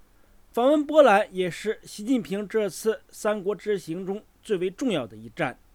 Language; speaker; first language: Chinese; native; Chinese